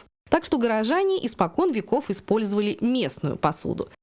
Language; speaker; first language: Russian; native; Russian